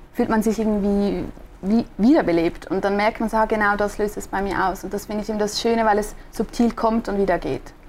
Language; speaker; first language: German; non-native, local second language; Swiss German